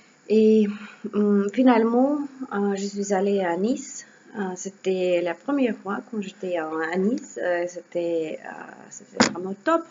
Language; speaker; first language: French; non-native, learner; Russian